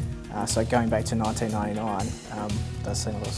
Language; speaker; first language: English; native; English